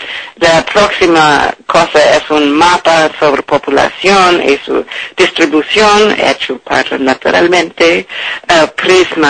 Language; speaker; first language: Spanish; non-native, learner; English